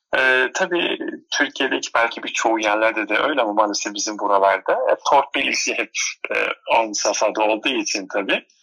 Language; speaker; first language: Turkish; non-native, local second language; Turoyo